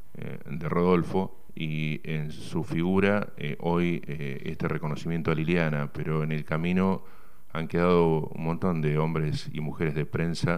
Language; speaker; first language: Spanish; native; Spanish